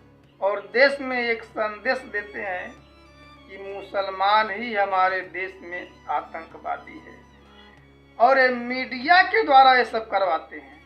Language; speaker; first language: Hindi; native; Hindi